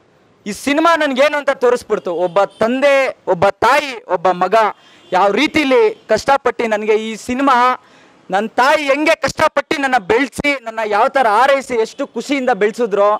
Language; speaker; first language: Kannada; native; Kannada